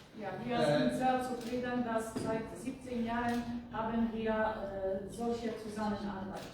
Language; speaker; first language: German; non-native, learner; Polish